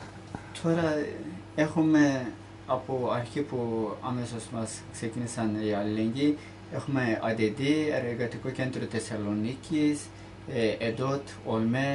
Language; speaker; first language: Greek; non-native, learner; Turkish